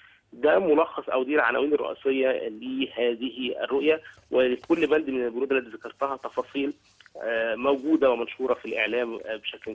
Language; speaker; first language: Arabic; native; Arabic